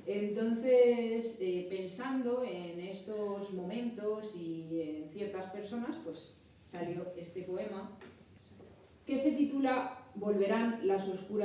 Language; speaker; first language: Spanish; native; Spanish